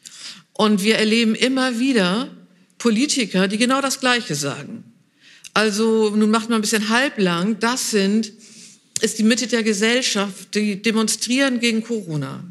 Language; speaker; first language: German; native; German